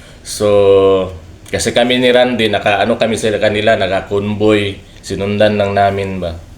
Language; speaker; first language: Filipino; non-native, local second language; Cebuano